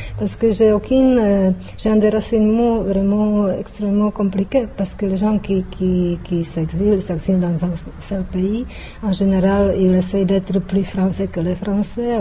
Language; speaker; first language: French; non-native, fluent; Czech